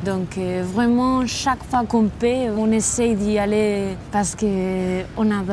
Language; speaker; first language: French; non-native, fluent; Spanish